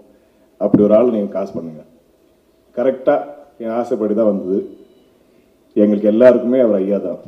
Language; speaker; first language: Tamil; non-native, local second language; Malayalam